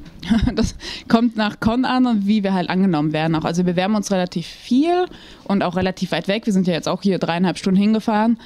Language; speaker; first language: German; native; German